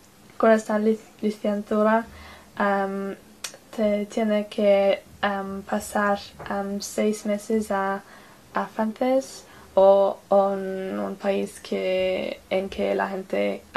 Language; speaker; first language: Spanish; non-native, learner; English